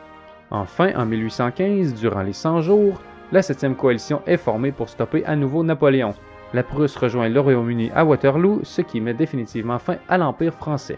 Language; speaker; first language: French; native; French